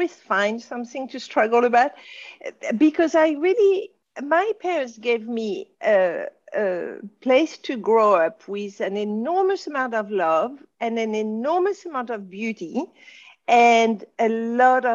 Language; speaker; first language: English; non-native, fluent; French